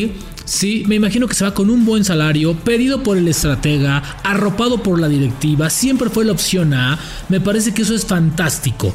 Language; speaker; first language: Spanish; native; Spanish